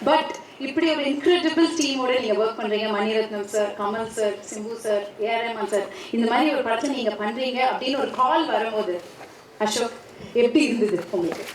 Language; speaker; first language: Tamil; native; Tamil